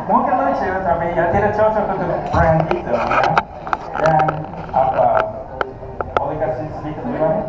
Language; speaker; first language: Indonesian; non-native, fluent; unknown